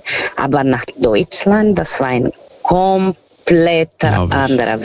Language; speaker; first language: German; non-native, fluent; Portuguese